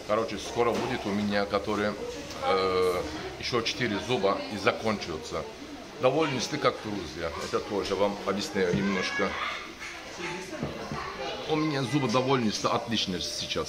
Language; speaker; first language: Russian; non-native, learner; Turkish